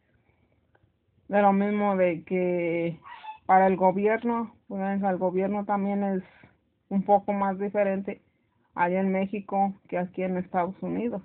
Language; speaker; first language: Spanish; native; Spanish